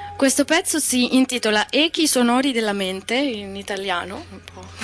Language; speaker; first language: Italian; native; Italian